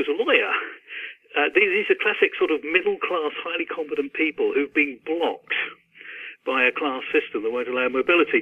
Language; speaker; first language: English; native; English